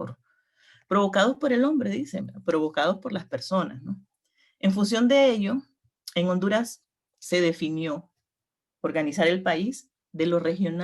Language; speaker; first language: Spanish; native; Spanish